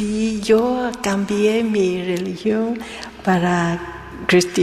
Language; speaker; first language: Spanish; non-native, learner; Vietnamese